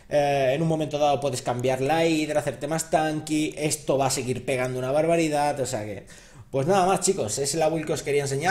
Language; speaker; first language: Spanish; native; Spanish